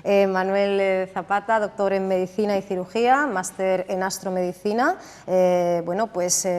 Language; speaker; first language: Spanish; native; Spanish